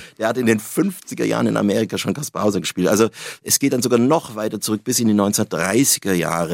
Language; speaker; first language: German; native; German